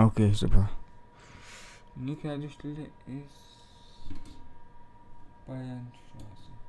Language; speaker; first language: German; native; German